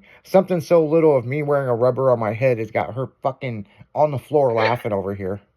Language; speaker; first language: English; native; English